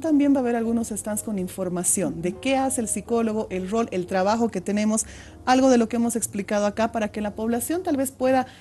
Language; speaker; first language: Spanish; native; Spanish